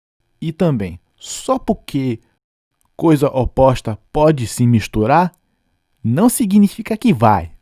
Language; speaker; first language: Portuguese; non-native, fluent; English